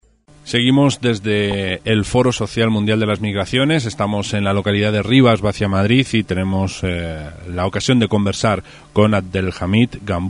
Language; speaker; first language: Spanish; native; Spanish